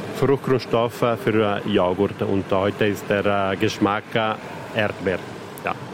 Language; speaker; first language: German; non-native, local second language; Italian